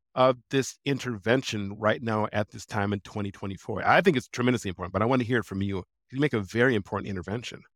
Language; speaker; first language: English; native; English